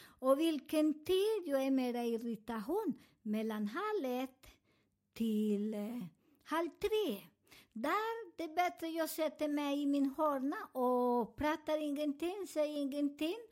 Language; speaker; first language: Swedish; non-native, fluent; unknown